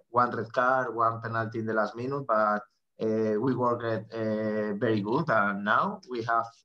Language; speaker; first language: English; non-native, fluent; Spanish